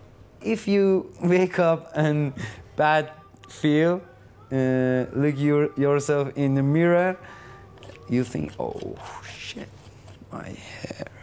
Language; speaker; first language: English; non-native, learner; Persian